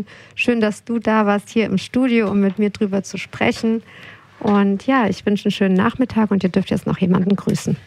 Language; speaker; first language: German; native; German